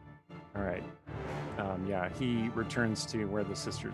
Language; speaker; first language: English; native; English